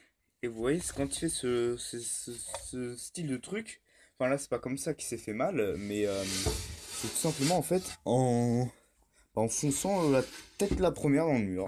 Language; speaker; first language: French; native; French